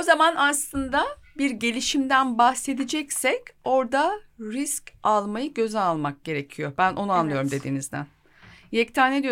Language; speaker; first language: Turkish; native; Turkish